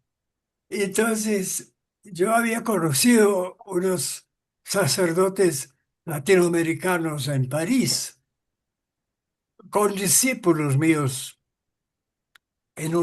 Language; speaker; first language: Spanish; non-native, fluent; English